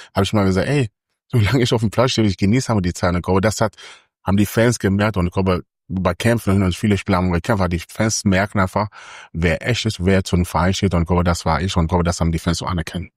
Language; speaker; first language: German; early bilingual, other home language; Akan